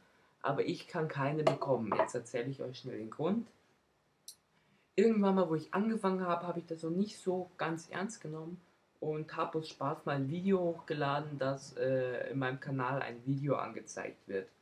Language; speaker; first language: German; native; German